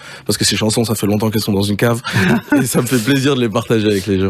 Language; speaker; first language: French; native; French